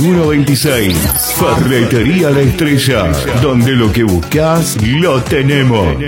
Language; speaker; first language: Spanish; native; Spanish